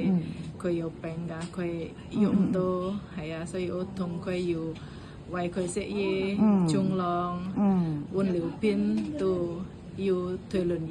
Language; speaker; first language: Cantonese; non-native, learner; Indonesian